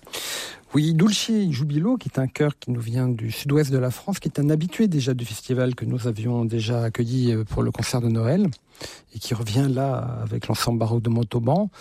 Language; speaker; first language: French; native; French